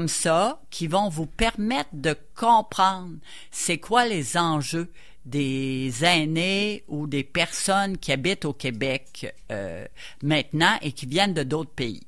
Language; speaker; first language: French; native; French